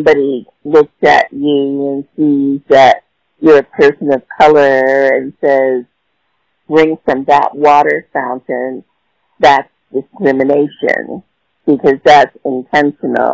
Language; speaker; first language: English; native; English